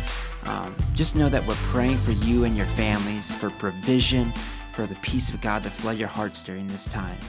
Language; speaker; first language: English; native; English